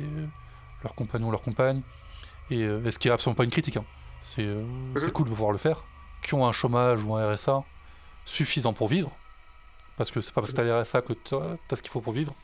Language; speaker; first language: French; native; French